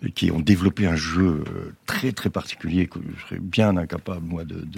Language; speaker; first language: French; native; French